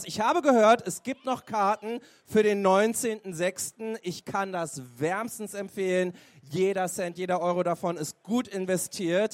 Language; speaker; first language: German; native; German